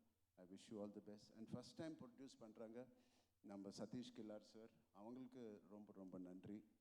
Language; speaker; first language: Tamil; non-native, local second language; Telugu